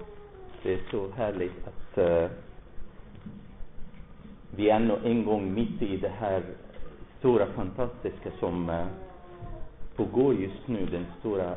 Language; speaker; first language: Swedish; non-native, fluent; Arabic